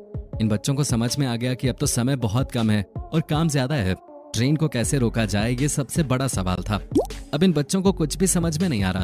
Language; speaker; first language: Hindi; native; Hindi